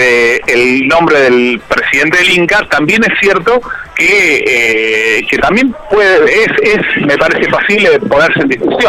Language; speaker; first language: Spanish; native; Spanish